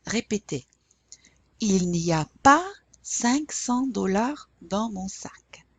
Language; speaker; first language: French; non-native, fluent; English